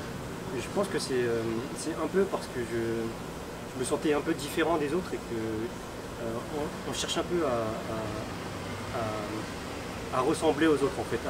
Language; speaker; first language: French; early bilingual, other home language; Min Nan Chinese